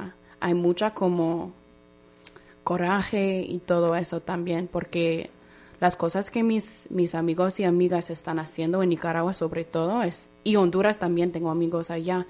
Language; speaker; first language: Spanish; non-native, fluent; English